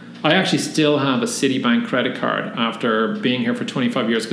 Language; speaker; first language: English; native; English